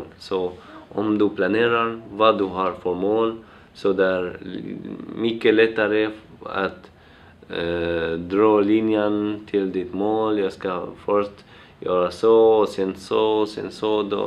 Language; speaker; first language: Swedish; non-native, fluent; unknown